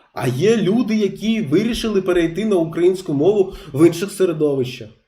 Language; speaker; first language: Ukrainian; non-native, local second language; Russian